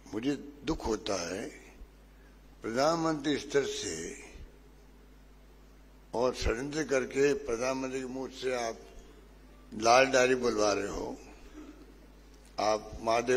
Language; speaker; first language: Hindi; native; Hindi